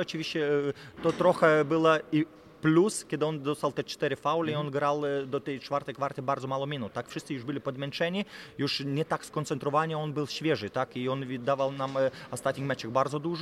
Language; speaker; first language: Polish; non-native, fluent; Lithuanian